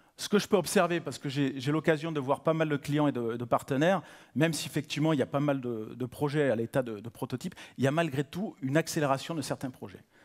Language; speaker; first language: French; native; French